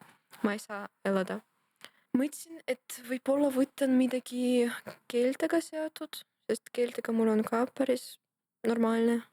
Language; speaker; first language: Estonian; non-native, local second language; Russian